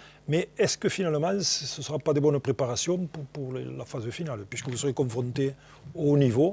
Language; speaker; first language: French; native; French